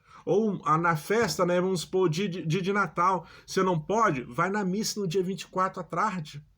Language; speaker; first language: Portuguese; native; Portuguese